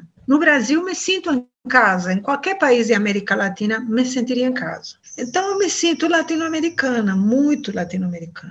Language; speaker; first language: Portuguese; non-native, fluent; Spanish